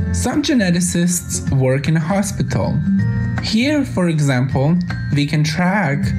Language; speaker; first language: English; non-native, fluent; Bosnian